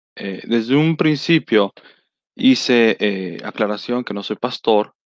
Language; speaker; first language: Spanish; early bilingual, heritage; Spanish